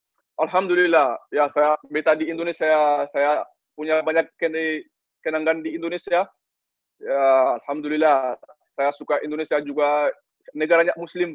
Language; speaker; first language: Indonesian; non-native, learner; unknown